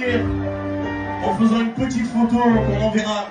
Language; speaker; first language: French; native; French